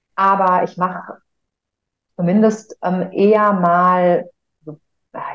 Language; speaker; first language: German; native; German